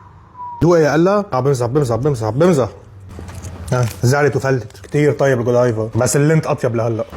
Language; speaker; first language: Arabic; native; Arabic